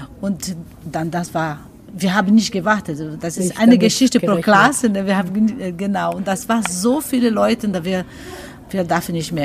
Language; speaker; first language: German; non-native, learner; Portuguese